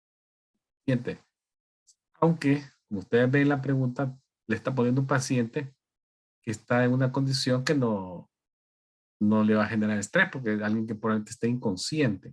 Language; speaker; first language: Spanish; native; Spanish